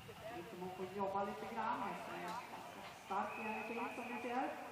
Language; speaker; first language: Swedish; native; Swedish